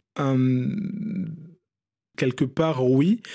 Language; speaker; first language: French; non-native, local second language; Bambara